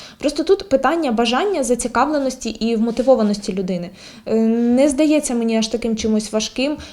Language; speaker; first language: Ukrainian; native; Ukrainian